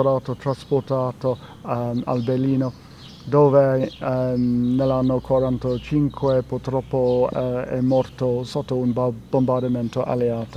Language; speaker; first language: Italian; non-native, fluent; English